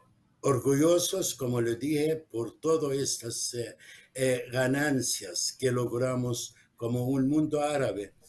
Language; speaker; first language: Spanish; non-native, fluent; Arabic